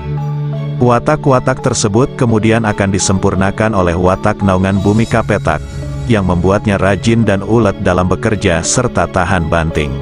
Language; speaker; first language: Indonesian; non-native, local second language; Javanese